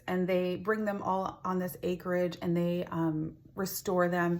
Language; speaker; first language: English; native; English